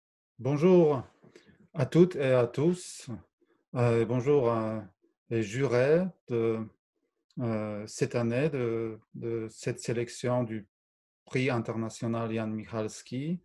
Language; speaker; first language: French; non-native, fluent; Polish